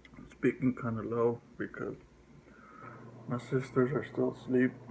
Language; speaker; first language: English; early bilingual, other home language; Spanish